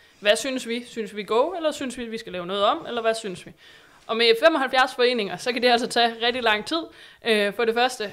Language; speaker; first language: Danish; native; Danish